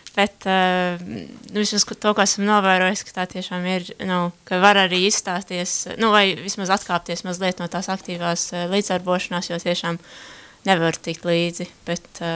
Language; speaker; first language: Latvian; early bilingual, heritage; Latvian